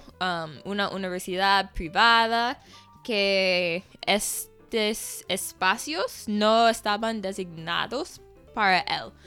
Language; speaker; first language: Spanish; non-native, fluent; English